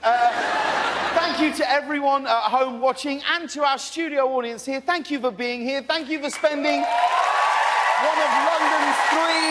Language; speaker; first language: English; native; English